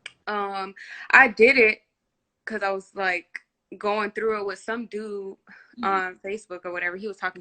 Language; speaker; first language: English; native; English